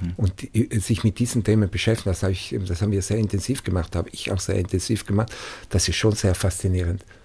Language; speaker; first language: German; native; German